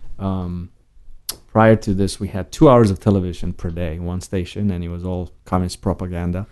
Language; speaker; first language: English; non-native, fluent; Romanian